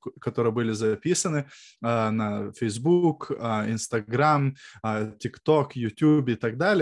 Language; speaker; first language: Russian; non-native, fluent; Lithuanian